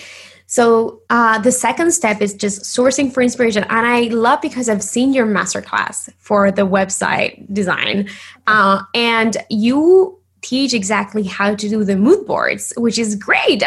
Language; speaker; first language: English; non-native, fluent; Spanish